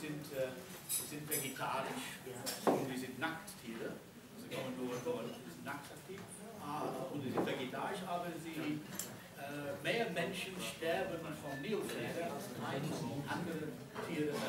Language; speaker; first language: German; non-native, fluent; English